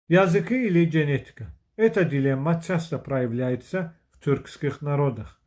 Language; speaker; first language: Russian; non-native, fluent; Azerbaijani